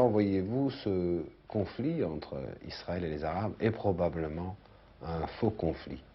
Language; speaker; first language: French; native; French